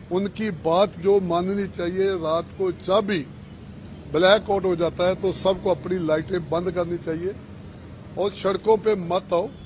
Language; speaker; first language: Hindi; non-native, local second language; Punjabi